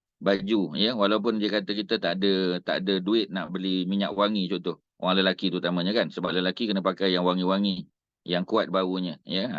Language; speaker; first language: Malay; native; Malay